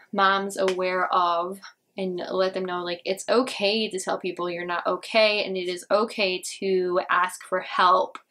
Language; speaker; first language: English; native; English